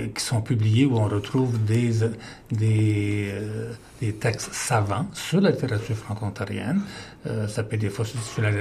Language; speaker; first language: French; native; French